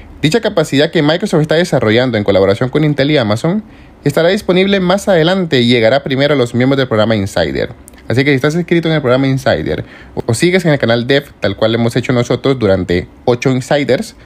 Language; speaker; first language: Spanish; native; Spanish